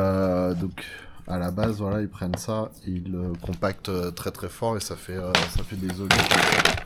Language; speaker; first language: French; native; French